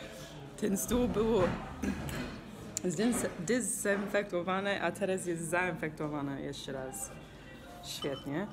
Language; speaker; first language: Polish; non-native, fluent; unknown